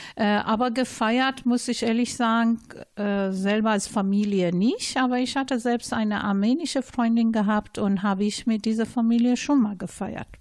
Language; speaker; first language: German; non-native, fluent; Persian